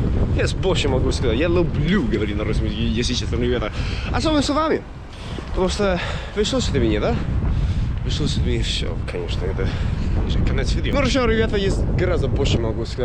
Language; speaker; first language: Russian; non-native, fluent; English